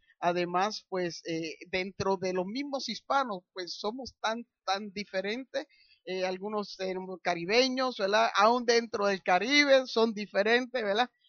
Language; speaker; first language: Spanish; early bilingual, heritage; Spanish